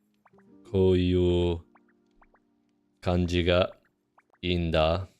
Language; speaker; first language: Japanese; non-native, fluent; English